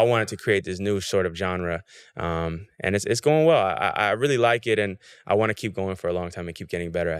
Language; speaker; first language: English; native; English